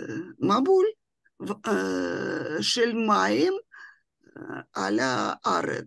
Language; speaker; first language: Hebrew; non-native, fluent; Russian